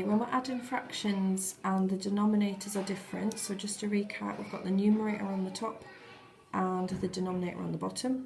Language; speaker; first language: English; native; English